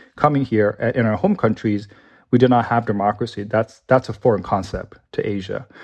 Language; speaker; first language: English; early bilingual, other home language; Chinese